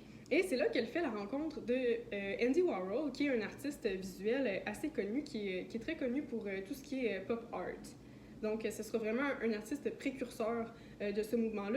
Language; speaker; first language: French; native; French